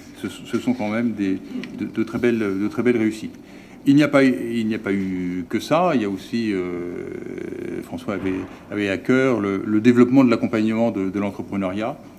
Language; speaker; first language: French; native; French